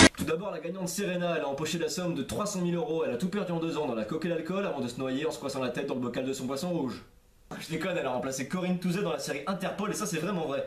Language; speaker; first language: French; native; French